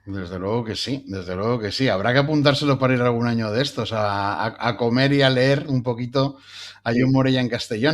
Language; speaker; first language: Spanish; native; Spanish